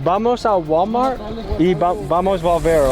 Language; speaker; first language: Spanish; non-native, learner; English